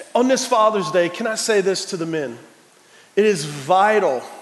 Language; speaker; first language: English; native; English